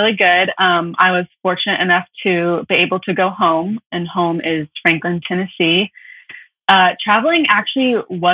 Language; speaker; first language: English; native; English